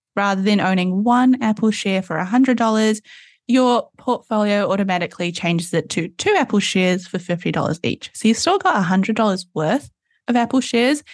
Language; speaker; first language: English; native; English